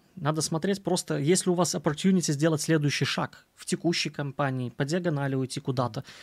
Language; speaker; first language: Russian; native; Russian